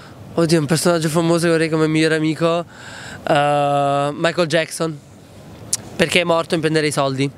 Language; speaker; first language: Italian; native; Italian